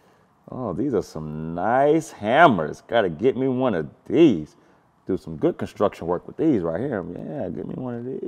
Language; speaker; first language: English; native; English